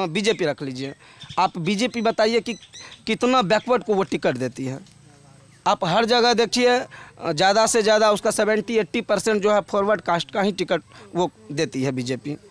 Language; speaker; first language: Hindi; native; Hindi